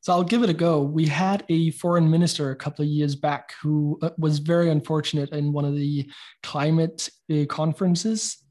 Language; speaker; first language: English; non-native, fluent; Danish